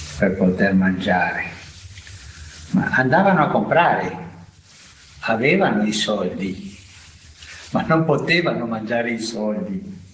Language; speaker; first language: Italian; non-native, fluent; Spanish